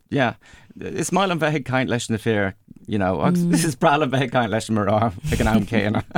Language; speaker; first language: Irish; non-native, local second language; English